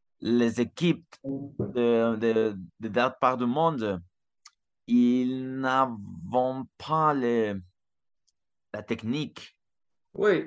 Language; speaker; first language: French; non-native, learner; Spanish